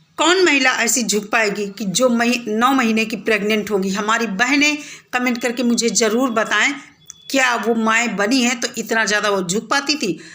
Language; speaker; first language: Hindi; native; Hindi